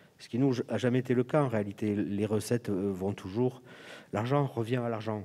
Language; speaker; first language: French; native; French